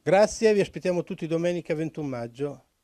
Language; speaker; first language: Italian; native; Italian